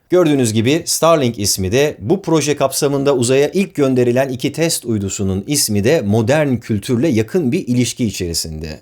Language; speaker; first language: Turkish; native; Turkish